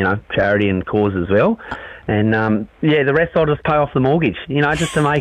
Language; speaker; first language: English; native; English